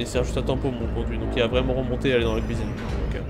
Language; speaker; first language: French; native; French